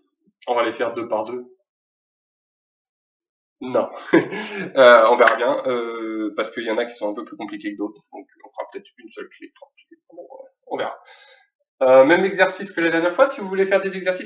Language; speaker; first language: French; native; French